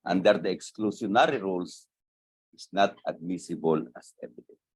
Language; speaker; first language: English; non-native, local second language; Filipino